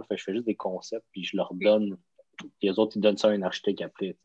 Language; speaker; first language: French; native; French